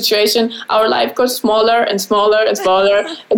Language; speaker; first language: English; non-native, fluent; German